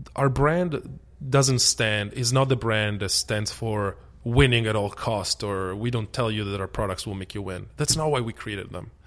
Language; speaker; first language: English; early bilingual, other home language; Italian